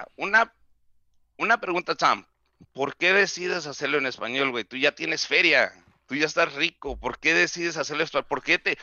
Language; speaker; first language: Spanish; native; Spanish